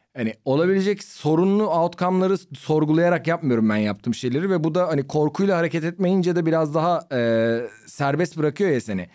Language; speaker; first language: Turkish; native; Turkish